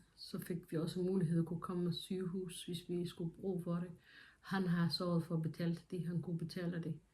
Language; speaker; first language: Danish; non-native, fluent; Somali